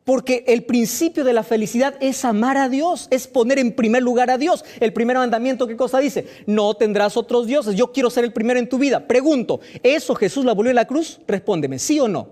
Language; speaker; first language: Spanish; native; Spanish